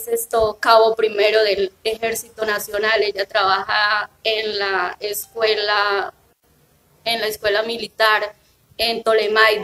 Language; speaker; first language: Spanish; native; Spanish